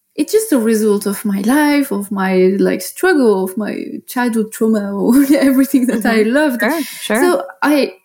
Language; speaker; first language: English; non-native, fluent; French